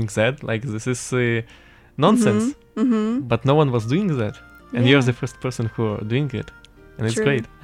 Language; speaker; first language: English; non-native, fluent; Ukrainian